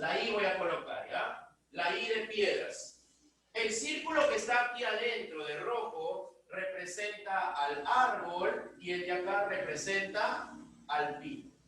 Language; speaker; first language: Spanish; native; Spanish